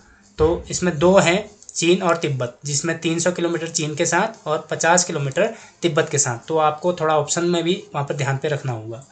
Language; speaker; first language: Hindi; native; Hindi